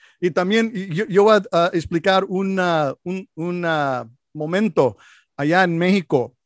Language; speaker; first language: Spanish; non-native, learner; English